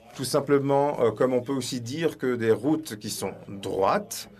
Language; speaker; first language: French; non-native, fluent; Swedish